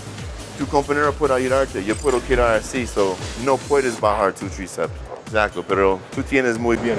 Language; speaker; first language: Spanish; non-native, learner; English